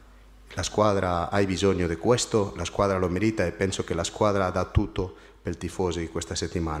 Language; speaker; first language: Italian; non-native, fluent; Spanish